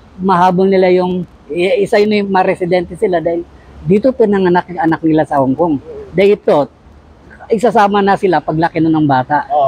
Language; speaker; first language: Filipino; native; Filipino